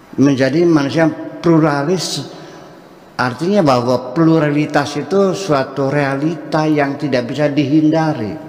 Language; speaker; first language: Indonesian; native; Indonesian